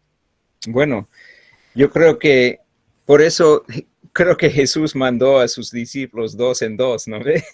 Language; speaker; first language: Spanish; non-native, fluent; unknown